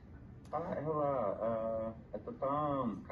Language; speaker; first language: Russian; non-native, learner; English